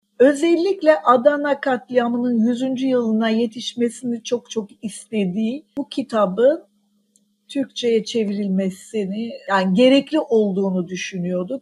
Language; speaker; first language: Turkish; non-native, local second language; Armenian